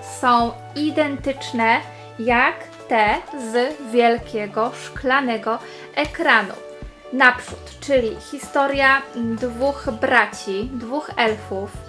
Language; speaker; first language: Polish; native; Polish